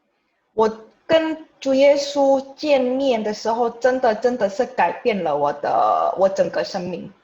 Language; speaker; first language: Chinese; non-native, fluent; Indonesian